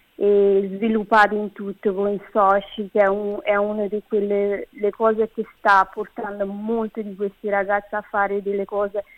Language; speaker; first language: Italian; non-native, fluent; Kabuverdianu